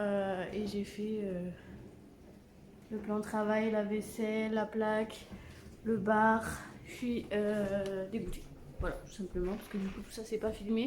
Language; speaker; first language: French; native; French